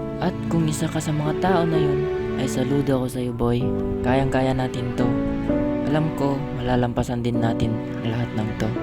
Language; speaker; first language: Filipino; non-native, local second language; Chavacano